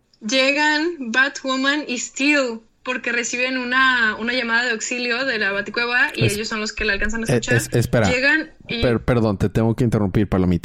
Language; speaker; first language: Spanish; native; Spanish